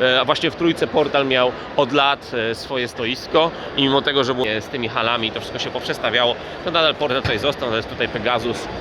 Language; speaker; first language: Polish; native; Polish